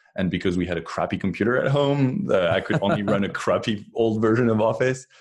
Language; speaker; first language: English; non-native, fluent; French